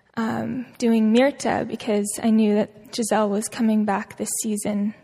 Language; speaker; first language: English; native; English